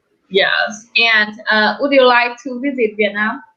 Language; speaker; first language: English; non-native, learner; Vietnamese